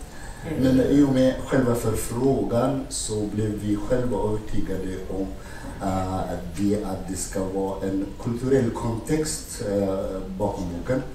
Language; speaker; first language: Swedish; non-native, fluent; Arabic